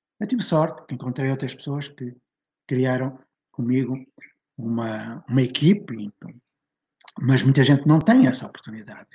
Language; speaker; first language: Portuguese; native; Portuguese